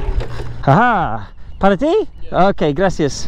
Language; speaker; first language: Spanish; non-native, learner; English